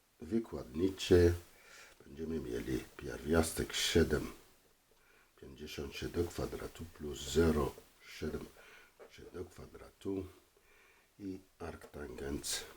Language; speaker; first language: Polish; non-native, learner; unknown